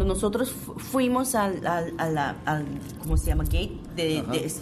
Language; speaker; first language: Spanish; non-native, fluent; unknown